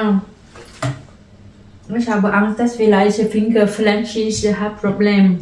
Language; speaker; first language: German; non-native, learner; Vietnamese